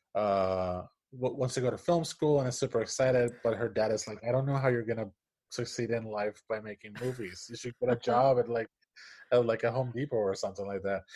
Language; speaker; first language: English; non-native, fluent; Spanish